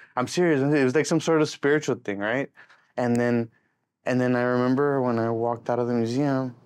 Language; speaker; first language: English; native; English